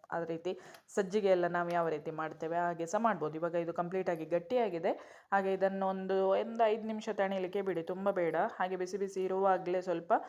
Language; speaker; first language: Kannada; non-native, local second language; Konkani